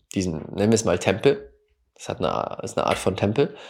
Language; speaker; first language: German; native; German